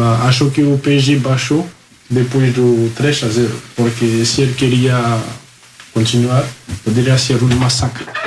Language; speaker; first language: Portuguese; early bilingual, heritage; Portuguese